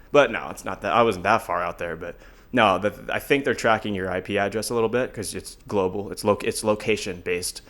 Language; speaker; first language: English; native; English